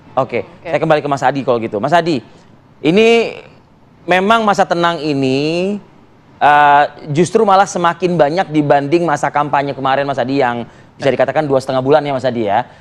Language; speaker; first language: Indonesian; native; Indonesian